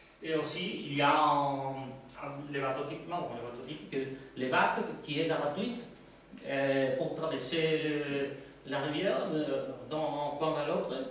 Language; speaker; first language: French; non-native, learner; Spanish